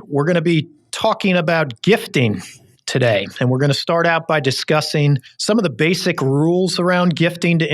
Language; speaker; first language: English; native; English